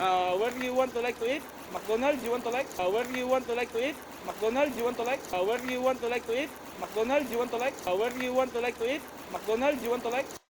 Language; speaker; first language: English; non-native, local second language; Filipino